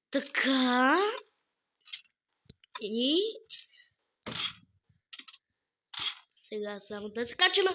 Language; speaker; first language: Bulgarian; native; Bulgarian